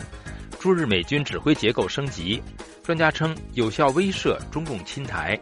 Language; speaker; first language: Chinese; native; Chinese